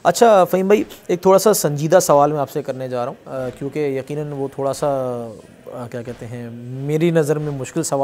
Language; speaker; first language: Urdu; native; Urdu